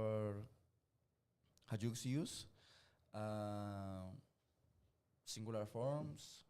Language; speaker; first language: English; non-native, learner; Spanish